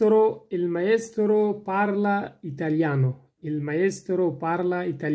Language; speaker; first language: Italian; non-native, fluent; Persian